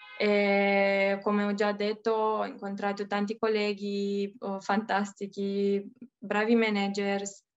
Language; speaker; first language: Italian; non-native, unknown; Romanian